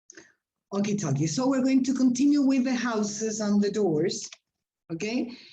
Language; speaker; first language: English; non-native, fluent; Spanish